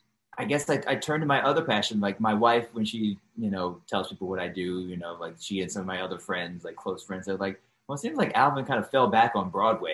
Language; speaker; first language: English; native; English